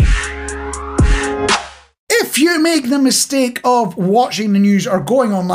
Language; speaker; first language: English; native; English